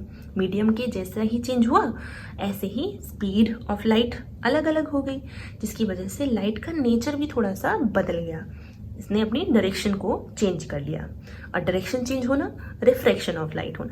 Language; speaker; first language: Hindi; native; Hindi